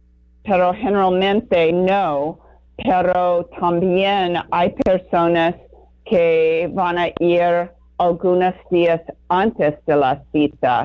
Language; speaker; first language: Spanish; non-native, learner; English